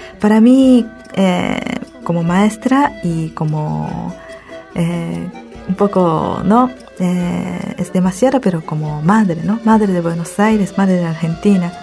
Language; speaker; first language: Spanish; early bilingual, other home language; Japanese